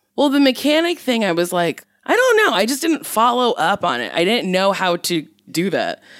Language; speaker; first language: English; native; English